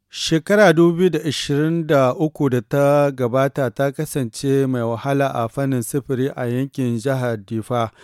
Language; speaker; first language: Hausa; native; Hausa